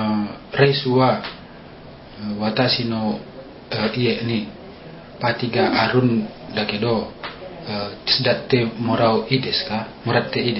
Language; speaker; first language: Japanese; non-native, learner; Indonesian